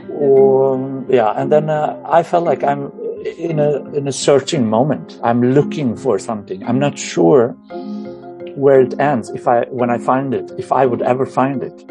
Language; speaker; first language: English; non-native, fluent; Romanian